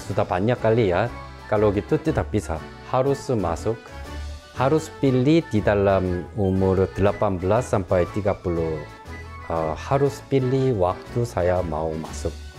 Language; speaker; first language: Indonesian; non-native, local second language; Korean